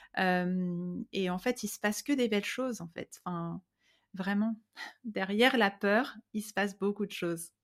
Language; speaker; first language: French; non-native, fluent; Bulgarian